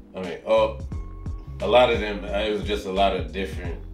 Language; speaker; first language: English; native; English